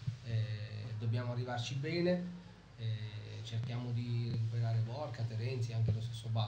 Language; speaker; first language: Italian; native; Italian